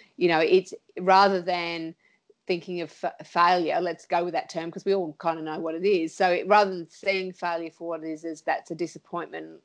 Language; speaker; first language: English; native; English